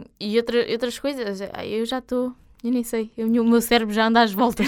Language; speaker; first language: Portuguese; native; Portuguese